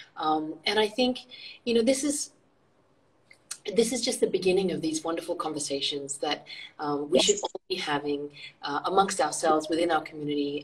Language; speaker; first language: English; early bilingual, other home language; Indonesian